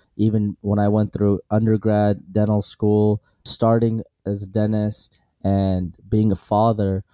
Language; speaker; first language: English; early bilingual, other home language; Assyrian Neo-Aramaic